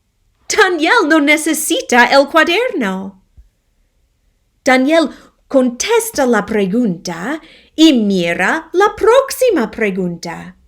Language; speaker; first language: Spanish; non-native, fluent; English